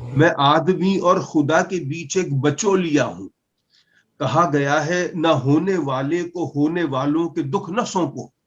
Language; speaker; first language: Urdu; non-native, local second language; Punjabi